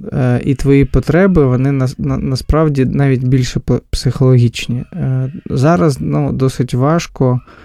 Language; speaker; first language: Ukrainian; non-native, local second language; Russian